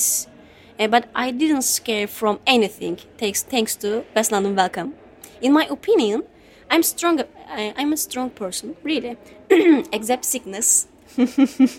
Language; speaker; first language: English; non-native, learner; Turkish